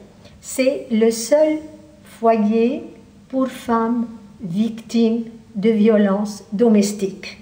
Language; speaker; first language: French; non-native, local second language; Arabic